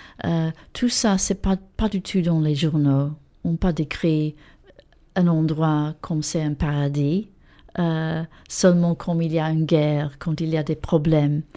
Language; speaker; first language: French; non-native, learner; English